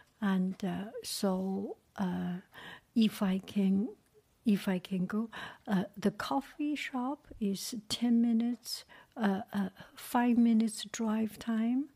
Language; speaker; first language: English; non-native, fluent; Chinese